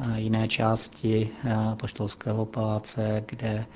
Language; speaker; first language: Czech; native; Czech